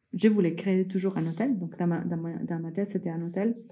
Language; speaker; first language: French; early bilingual, other home language; Spanish